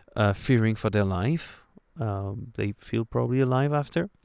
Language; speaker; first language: English; non-native, fluent; French